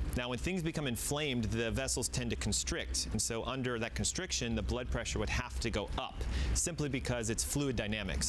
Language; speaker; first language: English; native; English